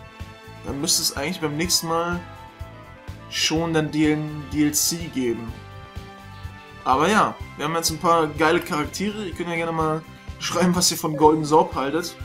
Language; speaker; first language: German; native; German